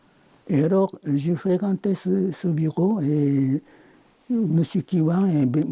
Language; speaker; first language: French; non-native, fluent; Japanese